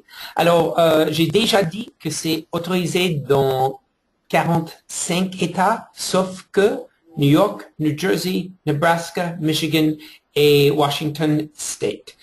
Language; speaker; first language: French; non-native, fluent; English